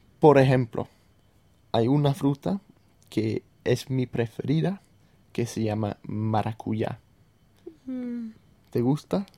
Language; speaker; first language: Spanish; non-native, fluent; English